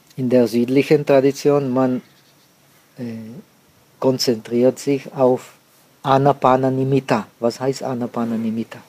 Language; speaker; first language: German; non-native, fluent; Czech